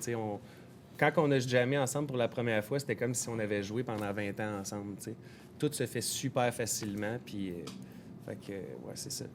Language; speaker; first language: French; native; French